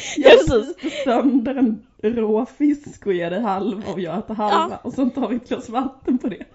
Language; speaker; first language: Swedish; native; Swedish